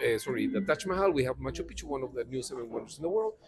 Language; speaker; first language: English; non-native, fluent; Spanish